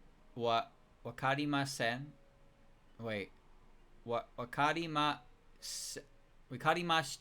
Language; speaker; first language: Japanese; non-native, learner; English